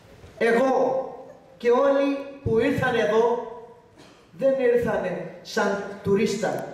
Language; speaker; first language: Greek; non-native, learner; Urdu